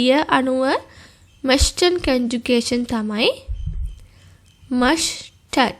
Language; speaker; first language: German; non-native, fluent; Sinhala